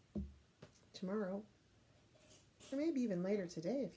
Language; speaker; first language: English; native; English